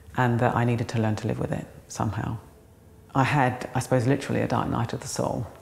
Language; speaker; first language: English; native; English